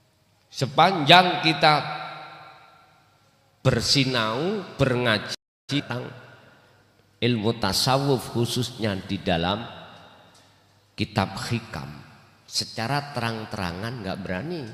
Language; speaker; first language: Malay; non-native, local second language; Javanese